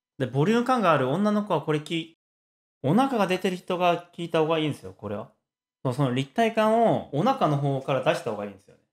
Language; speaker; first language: Japanese; non-native, fluent; Korean